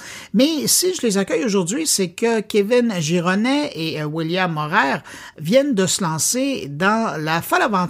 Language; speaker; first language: French; native; French